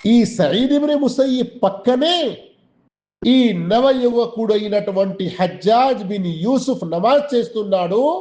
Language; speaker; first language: Telugu; non-native, local second language; Urdu